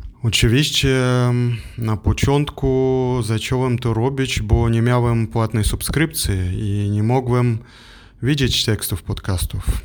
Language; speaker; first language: Polish; non-native, learner; German